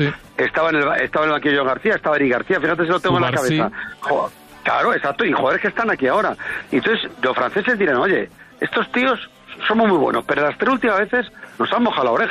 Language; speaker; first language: Spanish; native; Spanish